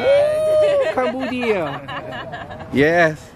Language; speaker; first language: English; non-native, learner; Khmer